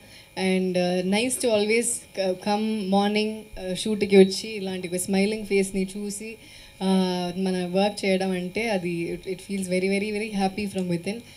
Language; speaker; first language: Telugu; non-native, fluent; Malayalam